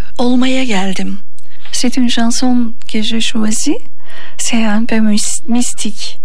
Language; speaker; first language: French; non-native, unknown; Turkish